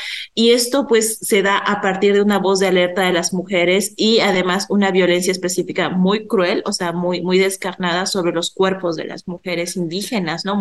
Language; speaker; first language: Spanish; native; Spanish